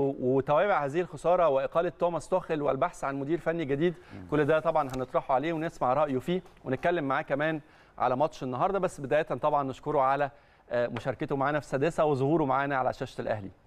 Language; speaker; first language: Arabic; native; Arabic